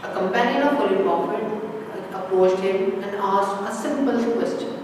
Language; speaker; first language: English; non-native, local second language; Urdu